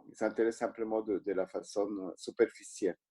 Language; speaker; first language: French; non-native, fluent; Spanish